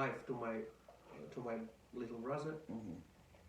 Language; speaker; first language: English; non-native, learner; Russian